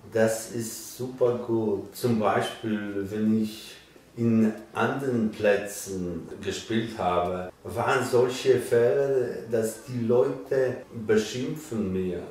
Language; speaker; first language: German; non-native, learner; Polish